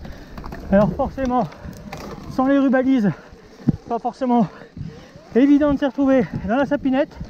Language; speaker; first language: French; native; French